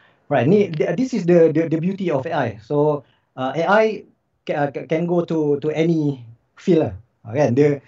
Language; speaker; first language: English; non-native, local second language; Malay